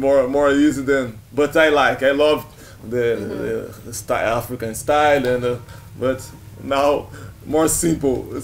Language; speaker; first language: English; non-native, learner; Portuguese